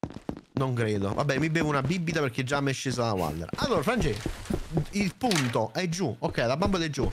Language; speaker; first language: Italian; native; Italian